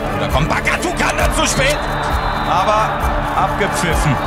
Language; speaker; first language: German; native; German